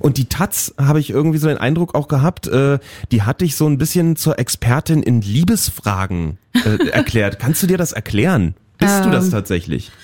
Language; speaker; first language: German; native; German